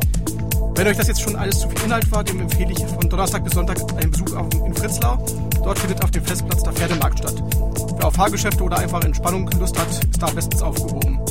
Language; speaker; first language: German; native; German